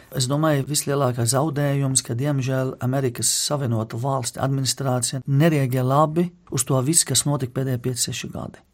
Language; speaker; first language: Latvian; non-native, fluent; Arabic